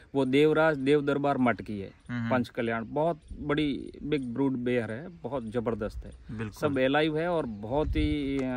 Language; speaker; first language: Hindi; native; Hindi